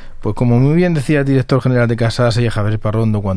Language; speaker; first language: Spanish; native; Spanish